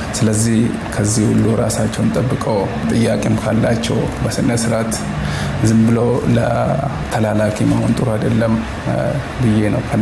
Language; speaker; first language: Amharic; non-native, local second language; Oromo